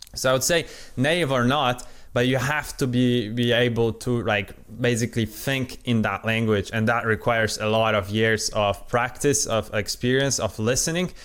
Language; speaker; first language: English; non-native, fluent; Polish